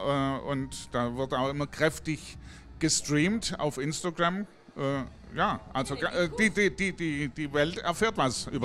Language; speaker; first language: German; native; German